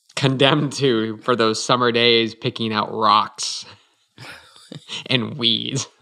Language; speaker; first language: English; native; English